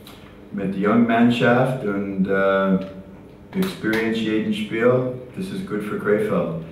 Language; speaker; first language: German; non-native, learner; English